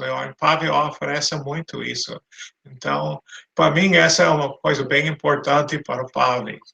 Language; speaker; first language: Portuguese; non-native, fluent; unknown